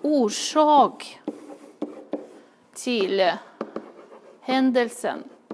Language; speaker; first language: Swedish; non-native, fluent; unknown